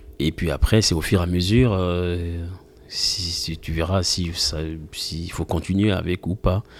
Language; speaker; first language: French; non-native, local second language; Mandingo